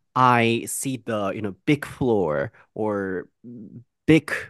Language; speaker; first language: English; non-native, fluent; Japanese